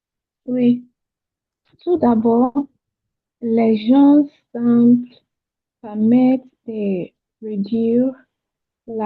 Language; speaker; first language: French; non-native, learner; Yoruba